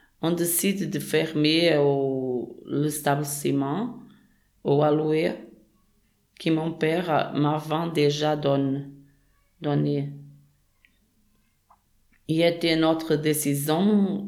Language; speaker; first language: French; non-native, learner; Portuguese